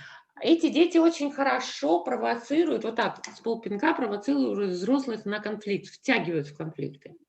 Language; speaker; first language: Russian; native; Russian